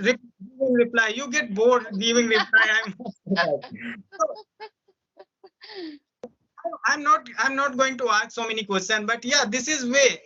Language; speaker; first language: English; non-native, local second language; Hindi